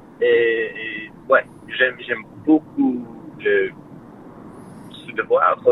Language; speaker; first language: French; non-native, fluent; English